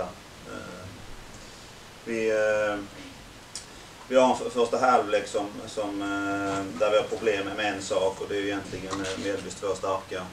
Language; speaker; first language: Swedish; native; Swedish